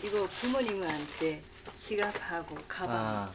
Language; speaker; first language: Korean; non-native, fluent; Japanese